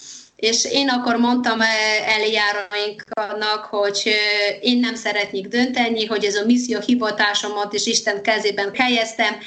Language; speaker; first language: Hungarian; non-native, fluent; Polish